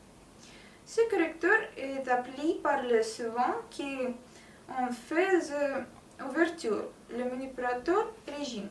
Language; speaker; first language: French; non-native, learner; Russian